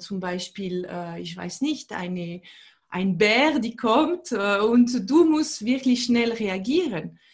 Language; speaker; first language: German; non-native, fluent; French